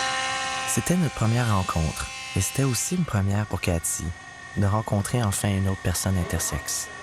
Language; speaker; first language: French; native; French